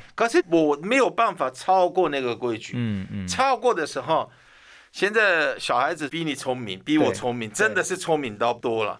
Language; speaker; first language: Chinese; non-native, fluent; Persian